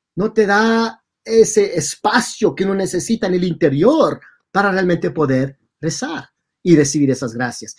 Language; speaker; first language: Spanish; early bilingual, heritage; Spanish